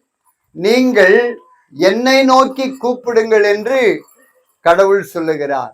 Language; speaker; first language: Tamil; native; Tamil